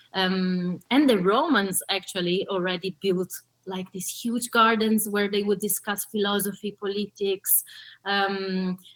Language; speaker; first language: English; early bilingual, other home language; Portuguese